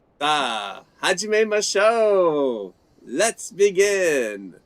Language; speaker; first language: Japanese; non-native, fluent; English